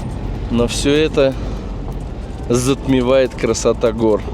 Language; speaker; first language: Russian; native; Russian